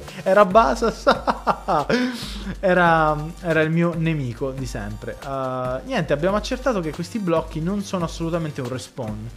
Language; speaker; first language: Italian; native; Italian